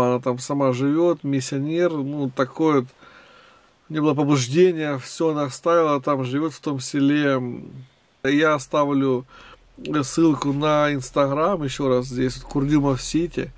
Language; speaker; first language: Russian; native; Russian